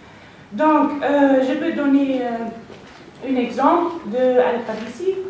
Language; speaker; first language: French; non-native, fluent; English